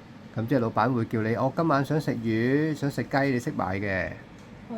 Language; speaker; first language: Cantonese; native; Cantonese